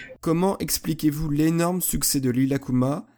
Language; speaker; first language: French; native; French